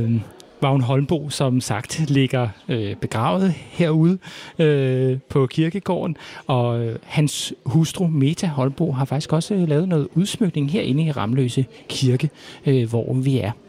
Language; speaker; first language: Danish; native; Danish